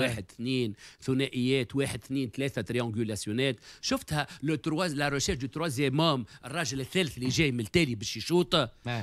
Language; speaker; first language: Arabic; native; Arabic